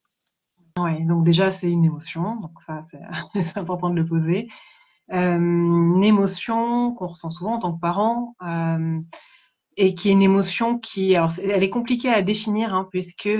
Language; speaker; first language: French; native; French